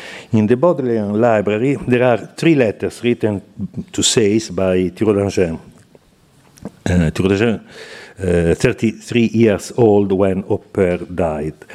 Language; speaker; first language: English; non-native, fluent; Italian